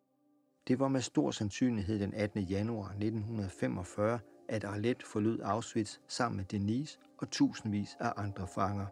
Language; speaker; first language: Danish; native; Danish